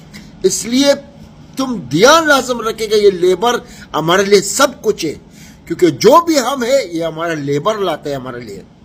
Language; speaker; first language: Hindi; non-native, fluent; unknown